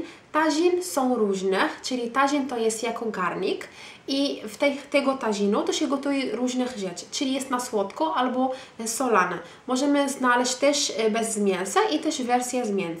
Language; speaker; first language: Polish; non-native, fluent; Arabic